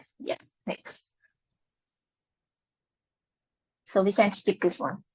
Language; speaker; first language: English; non-native, learner; Lao